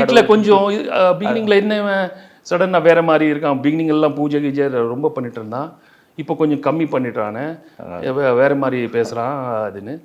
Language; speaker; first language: Tamil; non-native, local second language; Telugu